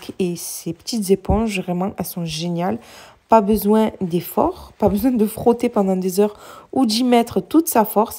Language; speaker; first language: French; native; French